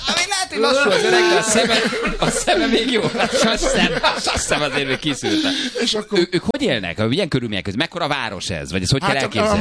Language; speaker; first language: Hungarian; native; Hungarian